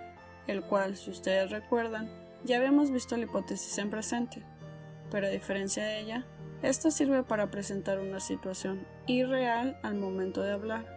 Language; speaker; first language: Spanish; native; Spanish